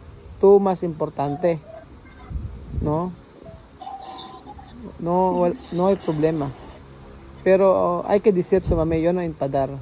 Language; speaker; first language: Spanish; non-native, learner; Filipino